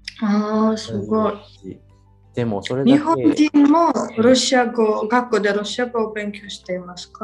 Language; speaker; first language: Japanese; non-native, learner; Georgian